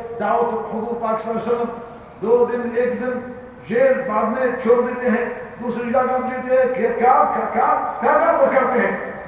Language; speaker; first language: Urdu; non-native, learner; Arabic